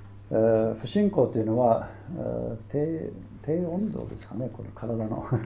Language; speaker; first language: Japanese; native; Japanese